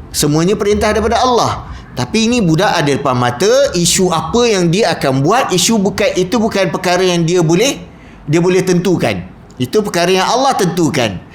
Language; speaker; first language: Malay; native; Malay